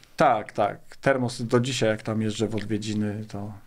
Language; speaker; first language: Polish; native; Polish